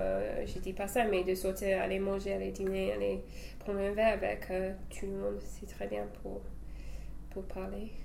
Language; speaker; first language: French; non-native, fluent; English